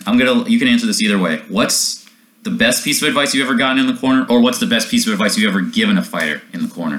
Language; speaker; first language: English; native; English